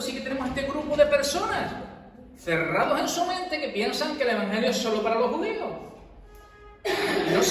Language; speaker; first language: Spanish; native; Spanish